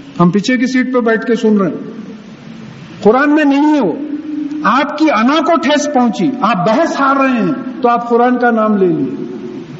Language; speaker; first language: Urdu; native; Urdu